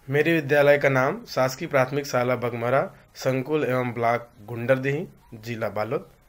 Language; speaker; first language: Hindi; native; Hindi